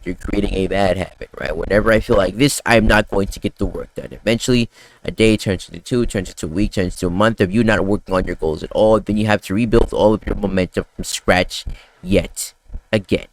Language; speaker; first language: English; native; English